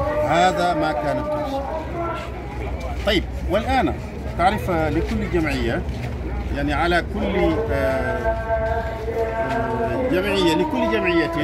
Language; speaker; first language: Arabic; non-native, fluent; Wolof